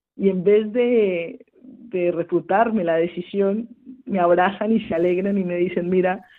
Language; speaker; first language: Spanish; native; Spanish